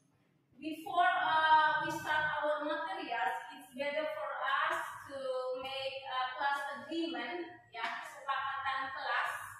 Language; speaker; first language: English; non-native, fluent; Indonesian